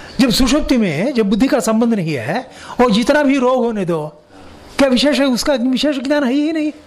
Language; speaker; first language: Hindi; non-native, local second language; Kannada